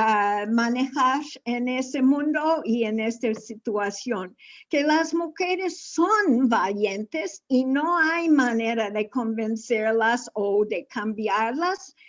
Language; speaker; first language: Spanish; non-native, fluent; English